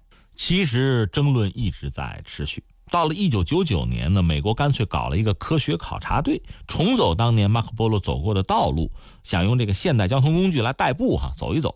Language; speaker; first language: Chinese; native; Chinese